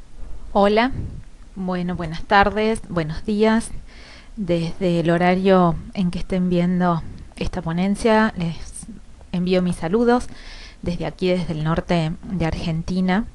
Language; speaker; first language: Spanish; native; Spanish